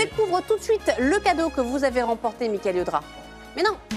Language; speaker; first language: French; native; French